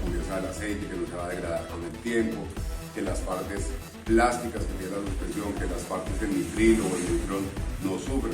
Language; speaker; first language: Spanish; native; Spanish